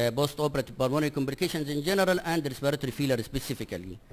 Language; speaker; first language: English; non-native, fluent; Arabic